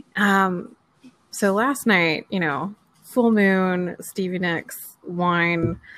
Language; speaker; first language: English; native; English